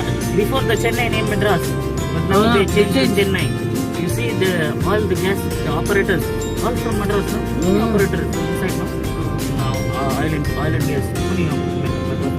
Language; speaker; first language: English; non-native, local second language; Tamil